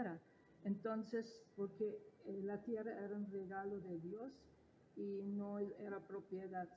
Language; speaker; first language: Spanish; non-native, fluent; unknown